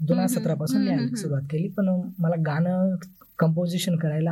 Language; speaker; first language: Marathi; non-native, local second language; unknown